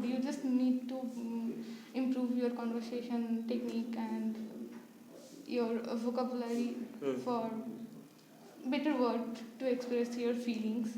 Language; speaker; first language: English; non-native, fluent; Bangla